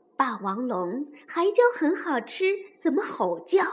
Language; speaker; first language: Chinese; native; Chinese